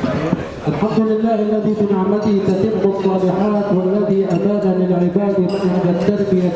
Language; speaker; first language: Arabic; native; Arabic